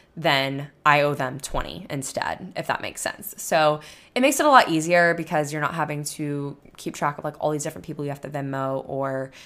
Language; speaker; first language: English; native; English